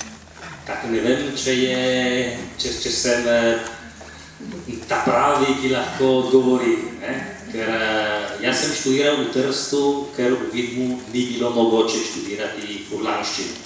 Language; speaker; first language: Slovenian; non-native, fluent; Italian